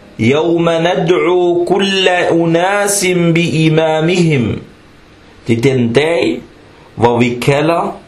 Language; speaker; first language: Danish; early bilingual, other home language; Arabic